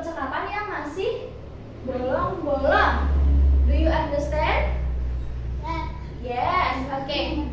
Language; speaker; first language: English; non-native, fluent; Indonesian